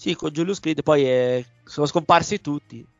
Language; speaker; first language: Italian; native; Italian